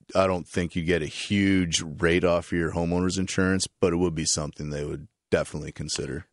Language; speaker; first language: English; native; English